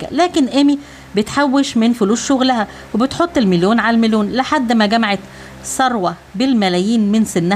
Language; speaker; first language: Arabic; native; Arabic